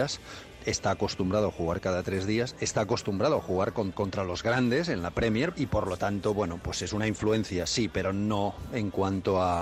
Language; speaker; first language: Spanish; native; Spanish